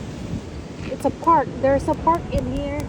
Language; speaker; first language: English; non-native, local second language; Filipino